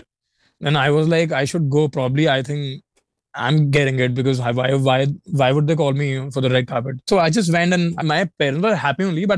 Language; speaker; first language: English; non-native, local second language; Hindi